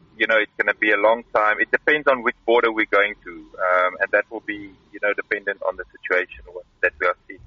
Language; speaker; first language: English; non-native, local second language; Afrikaans